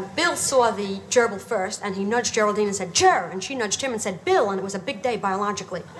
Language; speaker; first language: English; native; English